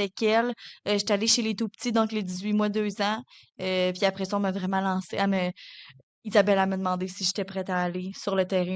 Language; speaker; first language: French; native; French